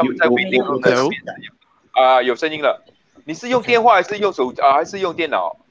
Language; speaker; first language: Chinese; native; Chinese